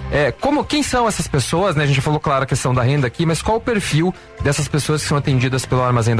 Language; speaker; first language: Portuguese; native; Portuguese